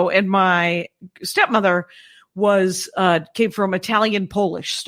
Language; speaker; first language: English; native; English